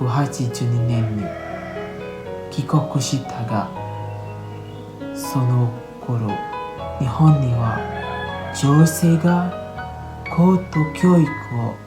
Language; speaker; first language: Japanese; non-native, learner; Indonesian